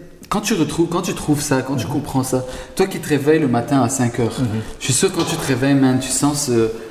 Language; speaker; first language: French; non-native, local second language; Arabic